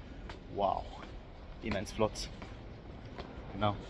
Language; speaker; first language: German; non-native, local second language; Luxembourgish